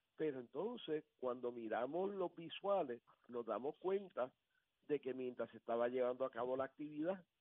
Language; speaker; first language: Spanish; native; Spanish